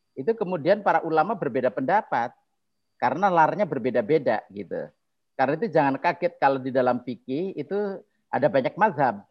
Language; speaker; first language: Indonesian; non-native, local second language; Javanese